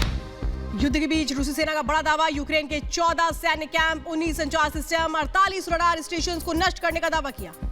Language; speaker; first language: Hindi; native; Hindi